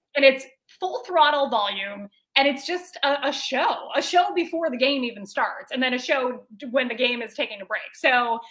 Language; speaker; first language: English; native; English